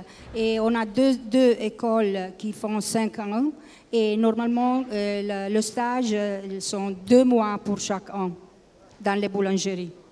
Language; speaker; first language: French; non-native, learner; Italian